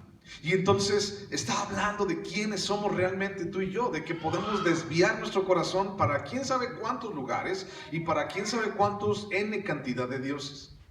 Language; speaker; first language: Spanish; native; Spanish